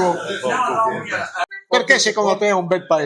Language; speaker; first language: Italian; native; Italian